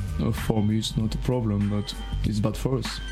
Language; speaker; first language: English; non-native, learner; French